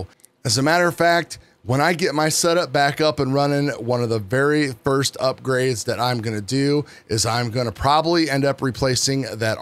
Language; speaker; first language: English; native; English